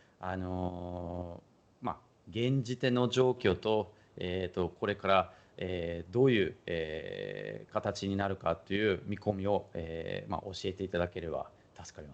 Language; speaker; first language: Japanese; non-native, fluent; German